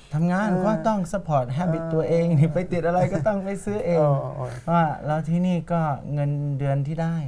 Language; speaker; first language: Thai; non-native, fluent; English